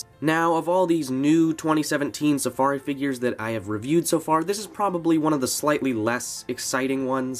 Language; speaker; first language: English; native; English